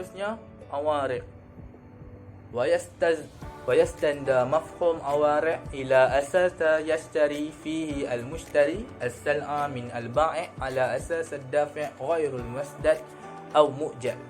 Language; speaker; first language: Arabic; non-native, learner; Malay